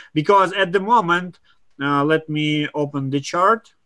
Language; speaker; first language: English; non-native, fluent; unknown